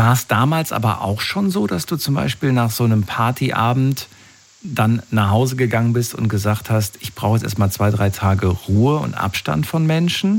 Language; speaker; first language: German; native; German